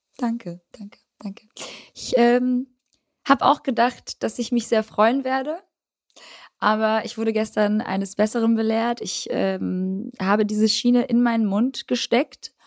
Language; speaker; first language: German; early bilingual, other home language; Albanian